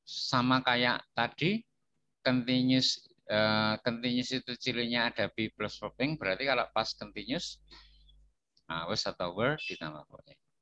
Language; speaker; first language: English; non-native, fluent; Javanese